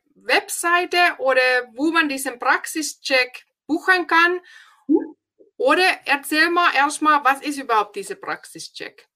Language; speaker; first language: German; non-native, fluent; Finnish